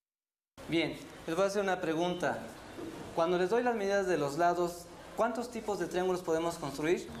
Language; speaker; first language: Spanish; native; Spanish